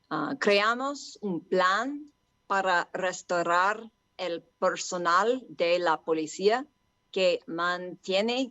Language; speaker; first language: Spanish; non-native, learner; English